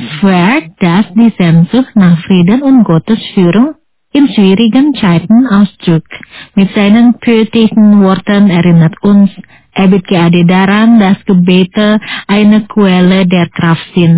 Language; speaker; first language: German; non-native, fluent; Indonesian